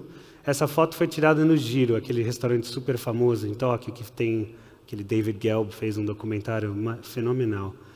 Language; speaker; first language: Portuguese; early bilingual, heritage; Portuguese